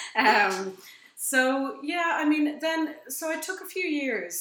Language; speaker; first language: English; native; English